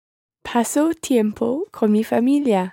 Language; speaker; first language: Spanish; non-native, learner; English